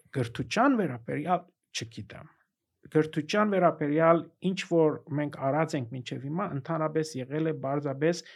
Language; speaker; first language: Armenian; early bilingual, heritage; Armenian